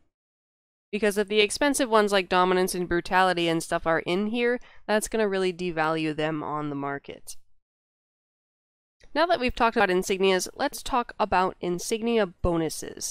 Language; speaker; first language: English; native; English